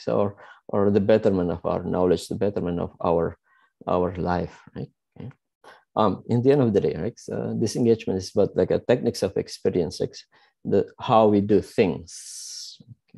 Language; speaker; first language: English; non-native, fluent; Javanese